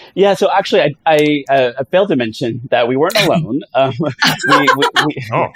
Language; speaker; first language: English; early bilingual, other home language; Italian